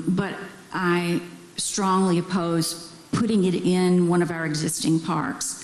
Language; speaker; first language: English; native; English